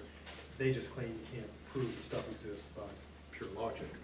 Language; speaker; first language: English; native; English